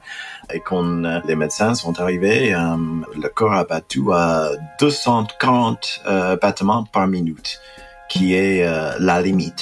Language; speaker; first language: French; non-native, fluent; English